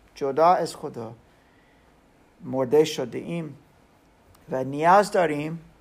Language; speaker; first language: Persian; non-native, learner; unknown